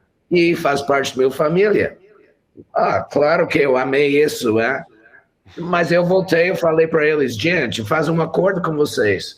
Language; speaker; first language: Portuguese; non-native, fluent; English